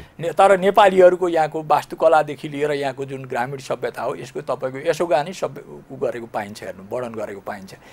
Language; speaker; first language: Nepali; native; Nepali